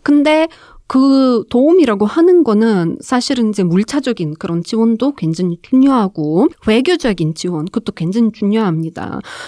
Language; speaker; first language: Korean; non-native, fluent; Ukrainian